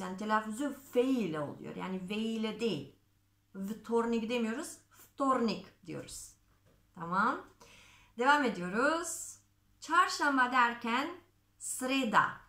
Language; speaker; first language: Turkish; non-native, fluent; Macedonian